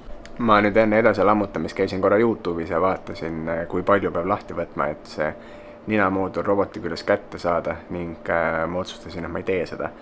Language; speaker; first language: Estonian; native; Estonian